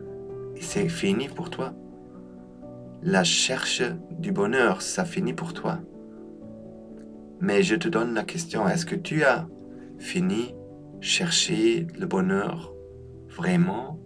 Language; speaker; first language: French; non-native, fluent; German